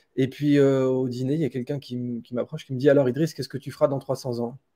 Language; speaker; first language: French; native; French